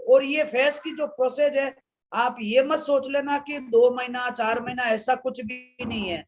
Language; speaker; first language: Hindi; native; Hindi